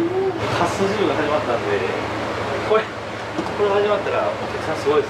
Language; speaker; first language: Japanese; native; Japanese